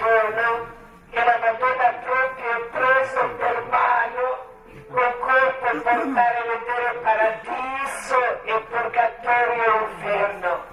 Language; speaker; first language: Italian; non-native, learner; Croatian